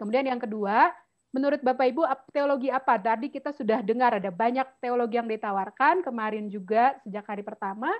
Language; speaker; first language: Indonesian; native; Indonesian